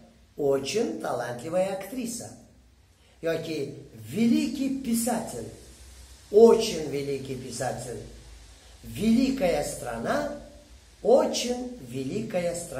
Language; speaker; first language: Russian; non-native, fluent; Uzbek